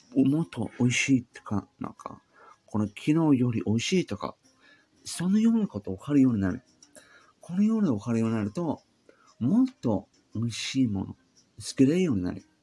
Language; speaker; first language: Japanese; non-native, learner; English